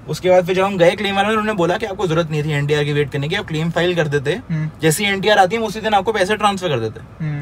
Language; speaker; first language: Hindi; native; Hindi